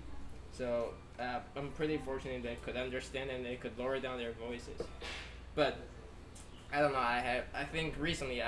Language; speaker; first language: English; non-native, fluent; Chinese